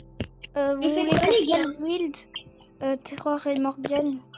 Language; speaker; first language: French; native; French